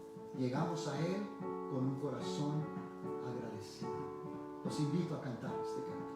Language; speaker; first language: Spanish; early bilingual, heritage; Spanish